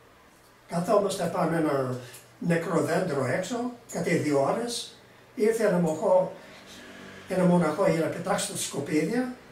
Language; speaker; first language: Greek; early bilingual, heritage; Greek